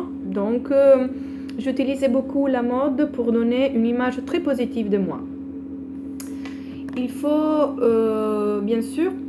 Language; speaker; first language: French; non-native, fluent; Italian